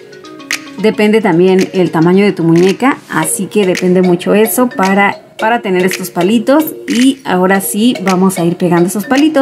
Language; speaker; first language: Spanish; native; Spanish